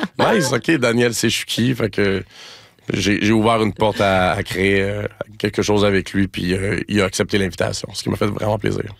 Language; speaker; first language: French; native; French